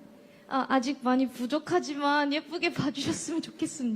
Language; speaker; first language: Korean; early bilingual, heritage; Korean